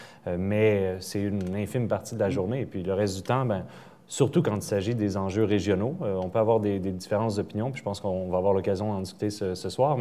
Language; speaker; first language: French; native; French